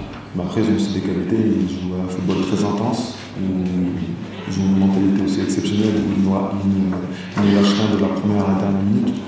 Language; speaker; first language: French; native; French